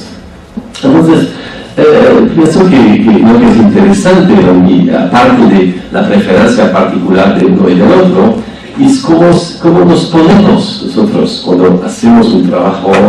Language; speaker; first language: Spanish; non-native, fluent; French